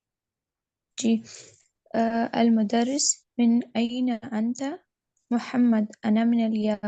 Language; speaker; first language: Arabic; non-native, learner; Urdu